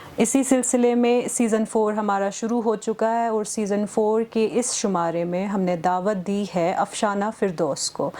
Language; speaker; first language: Urdu; non-native, local second language; Kashmiri